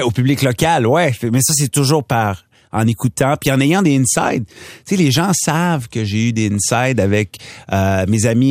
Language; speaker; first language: French; non-native, local second language; Punjabi